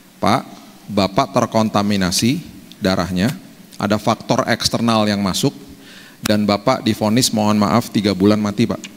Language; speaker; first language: Indonesian; native; Indonesian